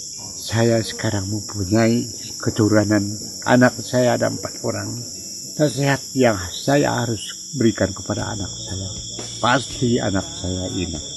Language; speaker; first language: Indonesian; non-native, local second language; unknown